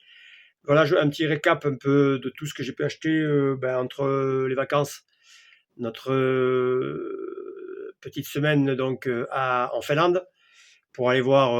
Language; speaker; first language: French; native; French